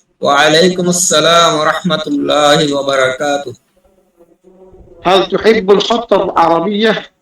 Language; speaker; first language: Arabic; non-native, fluent; Bangla